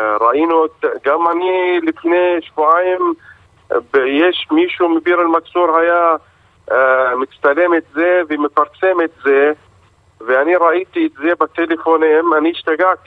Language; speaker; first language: Hebrew; non-native, local second language; Arabic